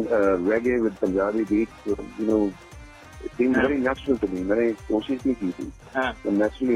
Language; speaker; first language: English; non-native, local second language; Punjabi